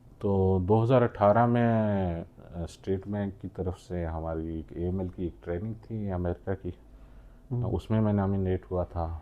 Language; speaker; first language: Urdu; non-native, local second language; Baluchi